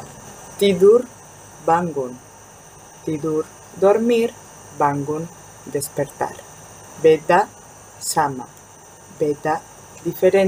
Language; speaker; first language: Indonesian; non-native, fluent; Spanish